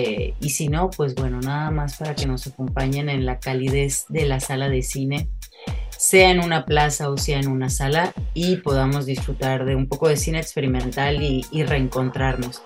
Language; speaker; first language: Spanish; native; Spanish